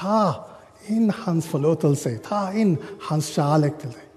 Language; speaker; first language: Swedish; non-native, learner; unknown